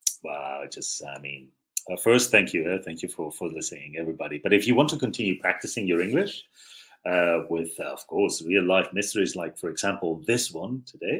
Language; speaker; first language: English; native; English